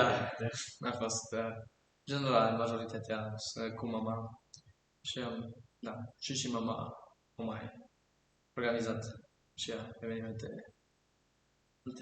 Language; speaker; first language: Romanian; early bilingual, heritage; German